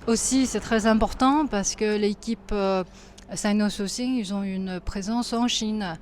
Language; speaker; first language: French; non-native, fluent; Chinese